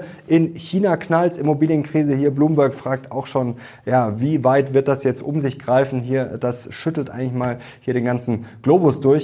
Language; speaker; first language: German; native; German